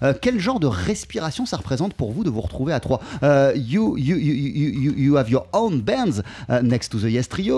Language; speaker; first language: French; native; French